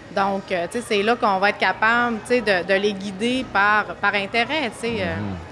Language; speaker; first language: French; native; French